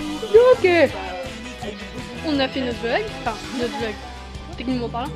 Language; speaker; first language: French; native; French